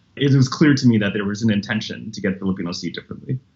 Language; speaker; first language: English; native; English